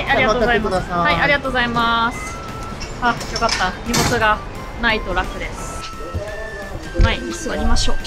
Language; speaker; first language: Japanese; non-native, fluent; German